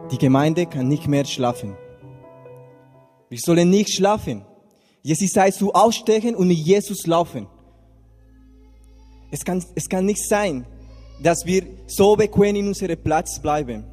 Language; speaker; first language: German; non-native, learner; Spanish